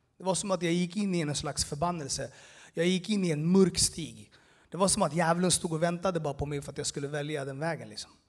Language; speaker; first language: Swedish; early bilingual, other home language; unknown